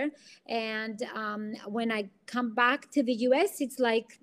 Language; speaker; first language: English; non-native, fluent; Greek